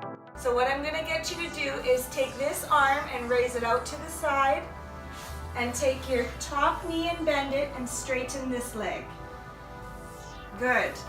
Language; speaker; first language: English; native; English